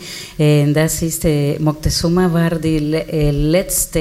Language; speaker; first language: German; non-native, learner; Spanish